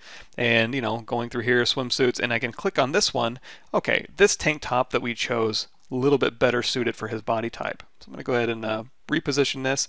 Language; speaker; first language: English; native; English